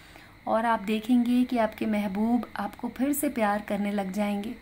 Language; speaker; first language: Hindi; native; Hindi